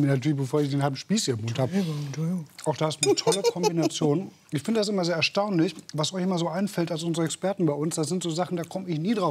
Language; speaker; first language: German; native; German